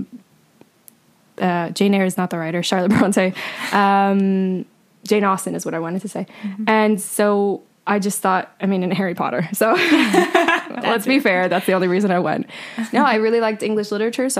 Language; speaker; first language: English; early bilingual, other home language; Spanish